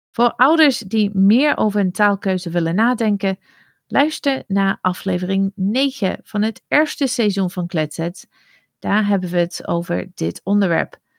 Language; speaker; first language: Dutch; non-native, fluent; English